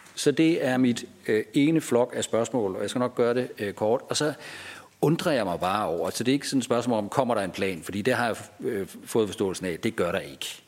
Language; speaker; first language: Danish; native; Danish